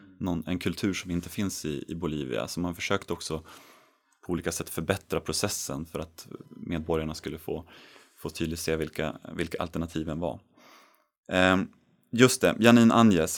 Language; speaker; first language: Swedish; native; Swedish